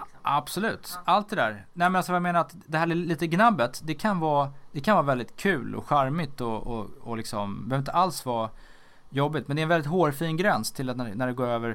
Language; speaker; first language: Swedish; native; Swedish